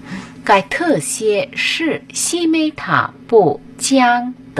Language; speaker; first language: Chinese; non-native, fluent; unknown